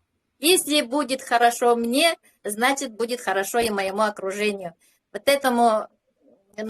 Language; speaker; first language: Russian; native; Russian